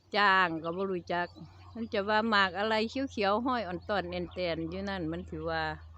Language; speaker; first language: Thai; native; Thai